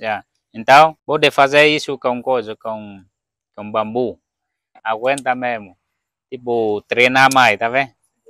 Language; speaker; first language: Portuguese; non-native, learner; Vietnamese